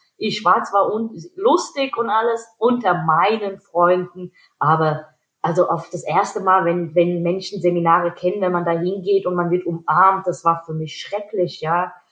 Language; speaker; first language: German; early bilingual, other home language; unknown